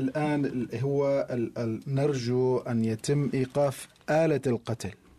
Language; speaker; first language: Arabic; native; Arabic